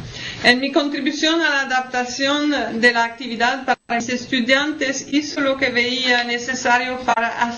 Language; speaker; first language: Spanish; non-native, learner; French